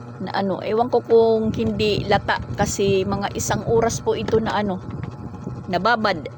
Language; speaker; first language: Filipino; native; Filipino